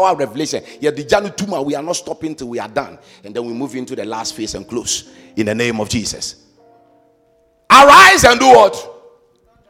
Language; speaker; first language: English; non-native, local second language; Akan